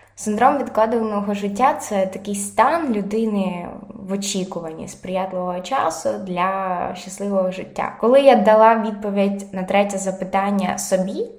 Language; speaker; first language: Ukrainian; non-native, local second language; Russian